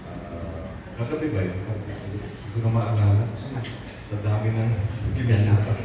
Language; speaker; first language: Filipino; native; Filipino